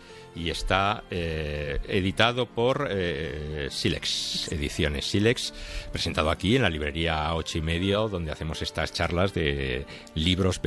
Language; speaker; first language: Spanish; native; Spanish